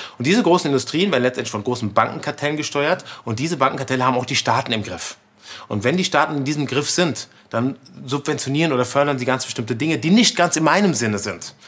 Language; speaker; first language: German; native; German